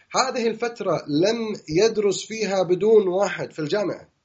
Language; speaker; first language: Arabic; native; Arabic